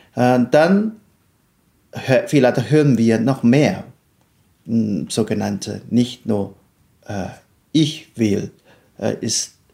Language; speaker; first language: German; non-native, learner; Chinese